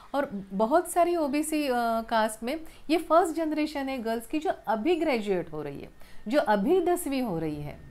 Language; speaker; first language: Hindi; non-native, local second language; Marathi